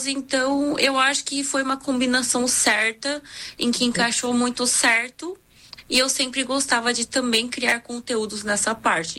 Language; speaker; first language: Portuguese; early bilingual, other home language; Korean